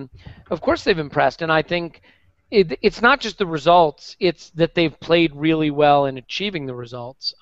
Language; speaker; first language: English; native; English